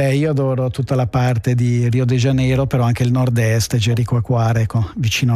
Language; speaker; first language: Italian; native; Italian